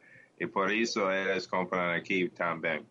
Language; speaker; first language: Portuguese; non-native, learner; English